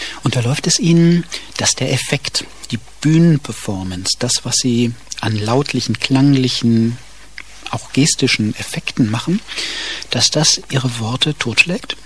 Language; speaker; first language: German; native; German